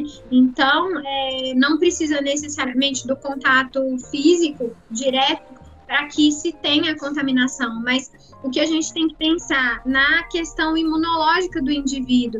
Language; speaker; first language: Portuguese; native; Portuguese